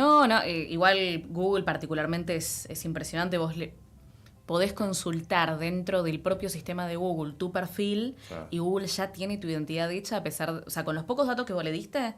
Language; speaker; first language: Spanish; native; Spanish